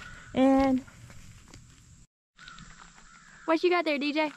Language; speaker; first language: English; native; English